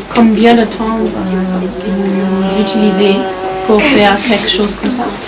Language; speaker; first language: French; non-native, learner; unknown